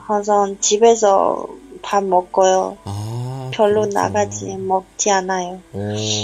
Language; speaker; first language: Korean; non-native, learner; Chinese